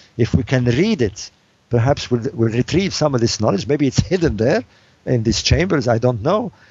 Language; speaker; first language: English; non-native, fluent; Arabic